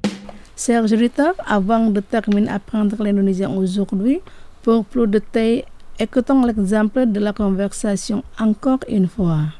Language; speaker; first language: French; non-native, fluent; Indonesian